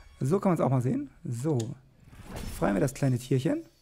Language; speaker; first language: German; native; German